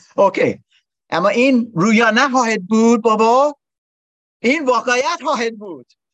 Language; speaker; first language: Persian; non-native, learner; English